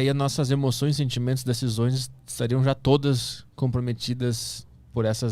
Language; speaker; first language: Portuguese; native; Portuguese